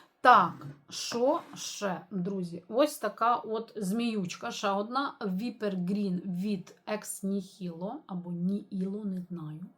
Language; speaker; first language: Ukrainian; native; Ukrainian